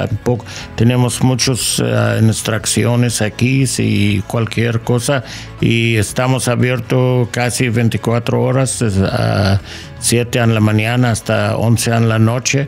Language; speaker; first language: Spanish; non-native, learner; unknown